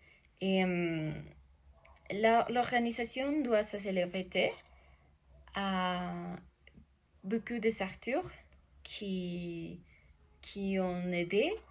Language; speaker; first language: French; non-native, learner; Spanish